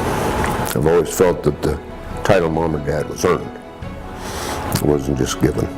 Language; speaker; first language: English; native; English